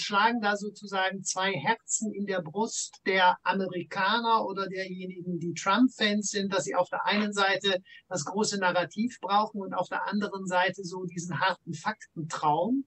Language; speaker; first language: German; native; German